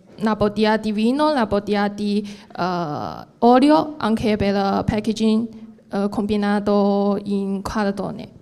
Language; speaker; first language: Italian; non-native, learner; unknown